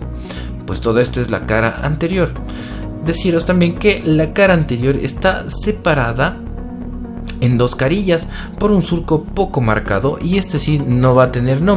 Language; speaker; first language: Spanish; native; Spanish